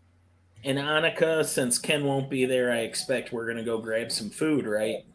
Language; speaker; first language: English; native; English